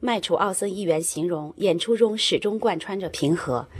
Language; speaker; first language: Chinese; native; Chinese